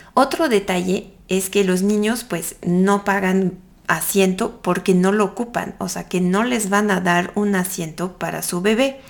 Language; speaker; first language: Spanish; non-native, fluent; French